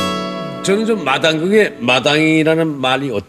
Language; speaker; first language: Korean; native; Korean